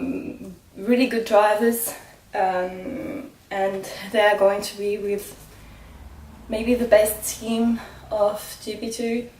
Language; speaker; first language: English; non-native, fluent; French